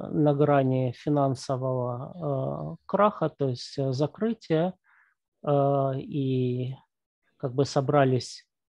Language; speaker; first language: Russian; native; Russian